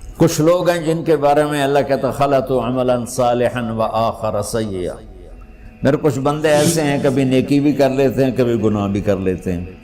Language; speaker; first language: Urdu; non-native, local second language; Punjabi